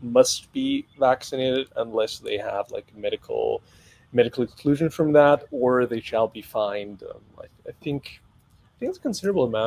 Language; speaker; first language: English; non-native, fluent; German